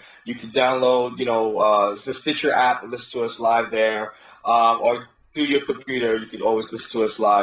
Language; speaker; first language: English; native; English